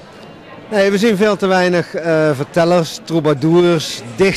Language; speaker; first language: Dutch; native; Dutch